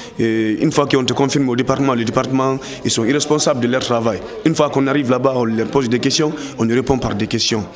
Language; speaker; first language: French; non-native, local second language; Fula